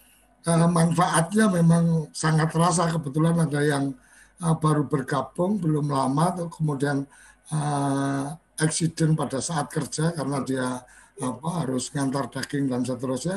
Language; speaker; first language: Malay; native; Malay